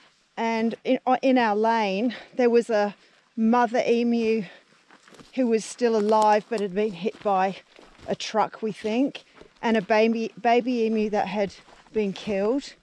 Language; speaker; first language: English; native; English